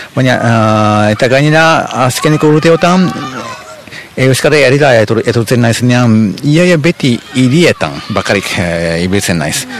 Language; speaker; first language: Basque; non-native, fluent; Japanese